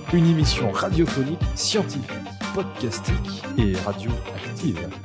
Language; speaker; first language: French; native; French